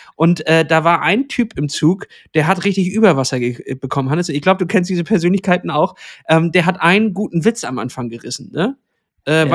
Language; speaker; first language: German; native; German